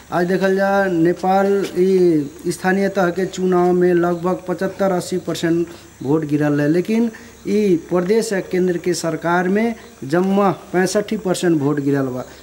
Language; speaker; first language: Bhojpuri; non-native, local second language; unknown